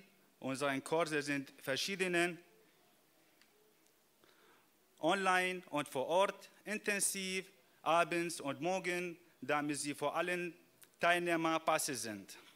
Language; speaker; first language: German; non-native, fluent; Arabic